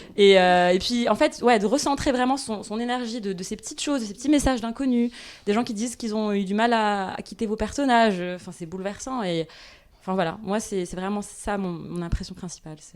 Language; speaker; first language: French; non-native, local second language; Arabic